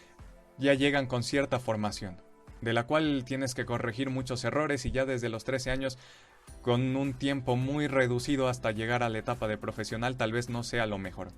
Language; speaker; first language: Spanish; native; Spanish